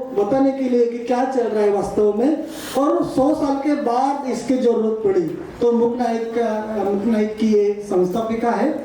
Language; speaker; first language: Hindi; non-native, local second language; Marathi